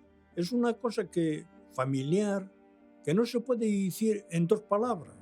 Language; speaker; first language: Spanish; early bilingual, other home language; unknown